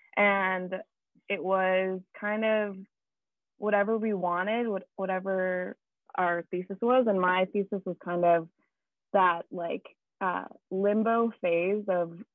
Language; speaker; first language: English; native; English